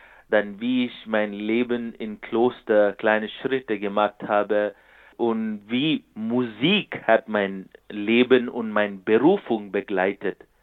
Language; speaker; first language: German; non-native, fluent; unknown